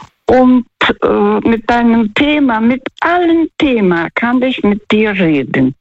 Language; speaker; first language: German; non-native, learner; Russian